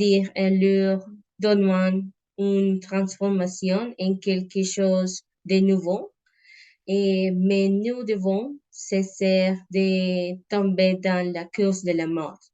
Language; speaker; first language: French; non-native, learner; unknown